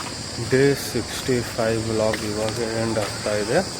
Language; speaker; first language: Kannada; non-native, local second language; Hindi